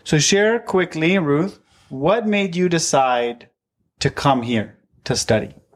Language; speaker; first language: English; native; English